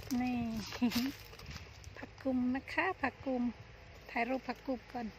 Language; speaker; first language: Thai; native; Thai